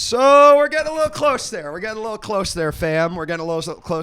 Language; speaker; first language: English; native; English